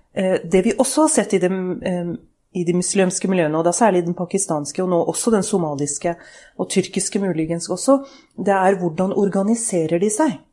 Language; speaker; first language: Norwegian; early bilingual, other home language; Urdu